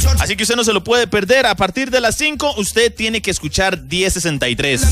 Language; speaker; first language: Spanish; native; Spanish